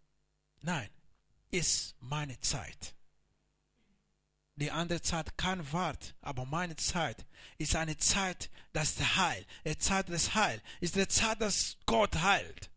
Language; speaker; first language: German; non-native, learner; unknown